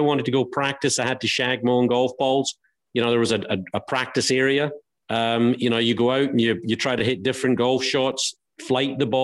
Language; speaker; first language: English; native; English